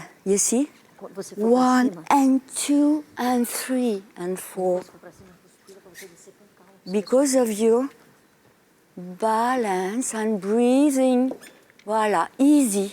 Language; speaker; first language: English; non-native, fluent; French